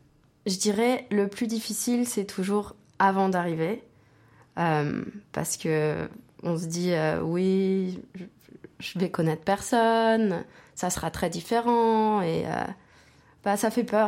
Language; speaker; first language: French; non-native, fluent; Spanish